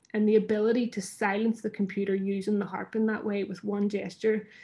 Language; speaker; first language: English; native; English